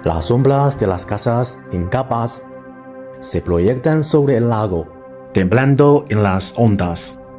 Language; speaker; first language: Spanish; non-native, fluent; Chinese